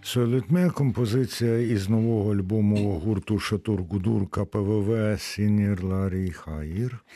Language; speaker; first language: Ukrainian; native; Ukrainian